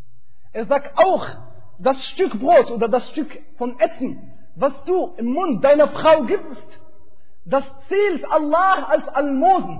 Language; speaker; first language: German; non-native, fluent; Arabic